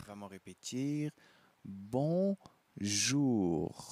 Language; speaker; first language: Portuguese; non-native, fluent; French